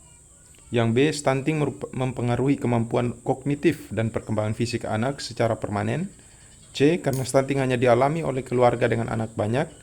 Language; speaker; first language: Indonesian; native; Indonesian